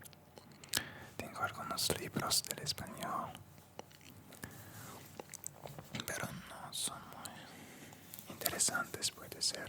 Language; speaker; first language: Spanish; non-native, learner; Russian